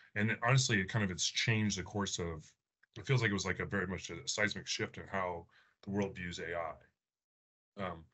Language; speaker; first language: English; native; English